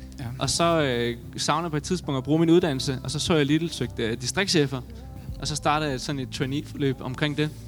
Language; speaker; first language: Danish; native; Danish